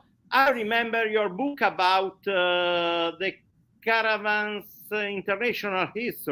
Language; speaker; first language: English; non-native, learner; Italian